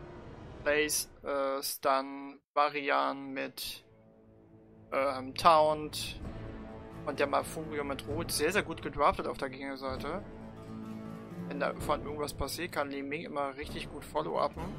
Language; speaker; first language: German; native; German